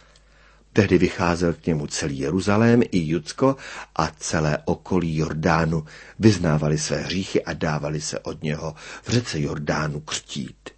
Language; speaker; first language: Czech; native; Czech